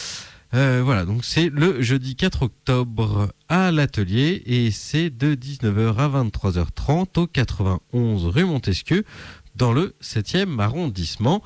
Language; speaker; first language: French; native; French